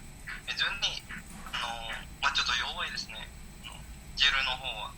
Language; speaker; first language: Japanese; non-native, learner; Indonesian